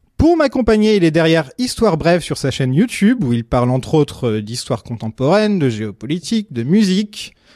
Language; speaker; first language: French; native; French